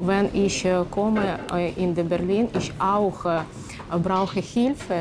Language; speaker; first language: German; non-native, learner; Ukrainian